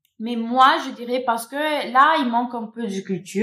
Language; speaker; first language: French; non-native, fluent; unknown